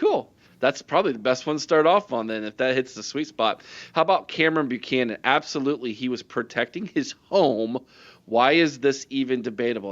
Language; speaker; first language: English; native; English